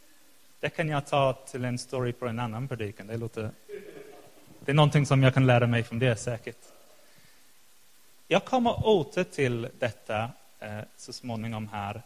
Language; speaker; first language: Swedish; non-native, fluent; English